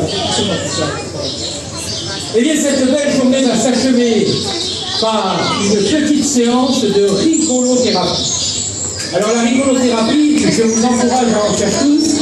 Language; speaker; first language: French; native; French